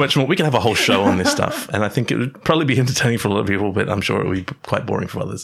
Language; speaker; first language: English; native; English